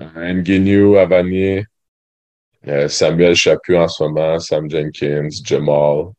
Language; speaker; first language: French; native; French